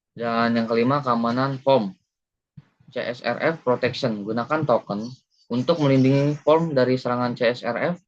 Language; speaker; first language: Indonesian; native; Indonesian